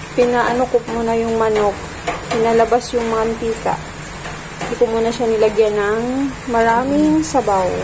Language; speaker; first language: Filipino; non-native, local second language; Cebuano